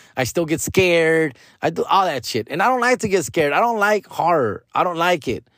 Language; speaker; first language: English; early bilingual, other home language; Spanish